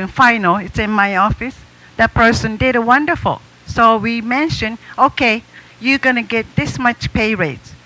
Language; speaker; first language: English; non-native, fluent; Japanese